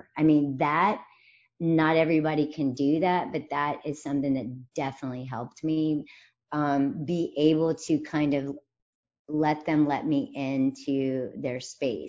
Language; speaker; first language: English; native; English